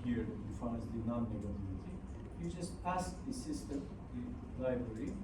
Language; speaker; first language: English; non-native, fluent; Turkish